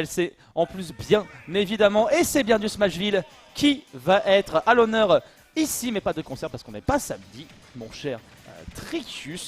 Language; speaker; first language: French; native; French